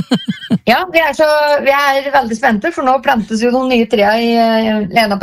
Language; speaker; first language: Norwegian; native; Norwegian